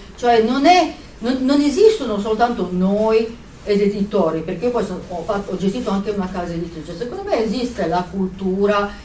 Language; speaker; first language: Italian; native; Italian